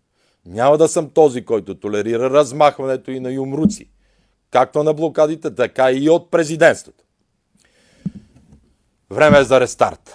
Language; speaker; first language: Bulgarian; native; Bulgarian